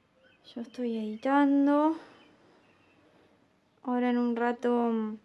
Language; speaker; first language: Spanish; native; Spanish